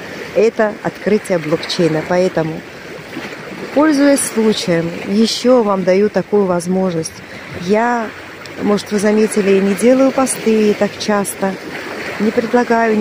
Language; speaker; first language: Russian; native; Russian